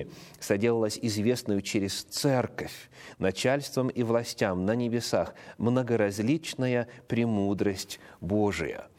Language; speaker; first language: Russian; native; Russian